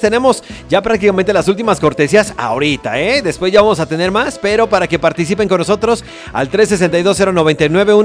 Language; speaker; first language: Spanish; native; Spanish